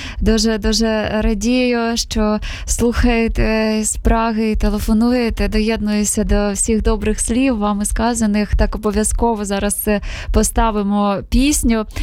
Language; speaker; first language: Ukrainian; native; Ukrainian